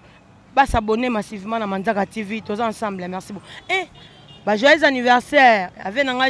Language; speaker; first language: French; non-native, local second language; Lingala